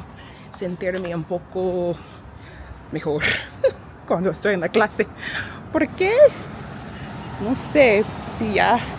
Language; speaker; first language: Spanish; non-native, learner; English